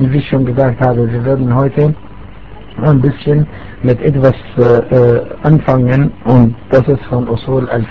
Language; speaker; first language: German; non-native, fluent; Arabic